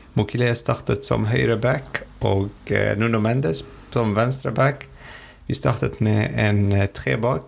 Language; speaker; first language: Norwegian; non-native, fluent; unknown